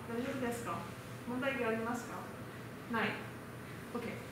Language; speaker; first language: Japanese; non-native, learner; French